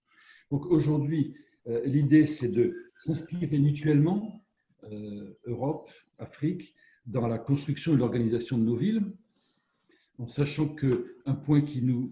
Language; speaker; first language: French; native; French